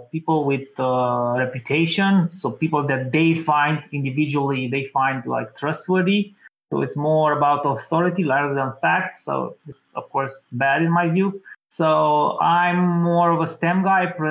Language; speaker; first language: English; non-native, fluent; Romanian